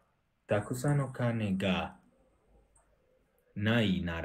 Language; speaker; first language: Japanese; non-native, learner; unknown